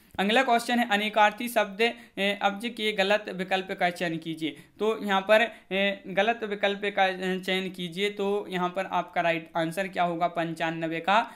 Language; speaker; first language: Hindi; native; Hindi